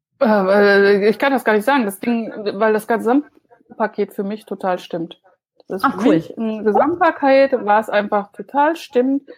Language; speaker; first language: German; native; German